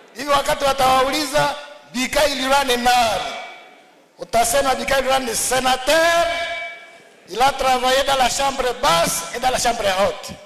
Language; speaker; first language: French; non-native, local second language; Swahili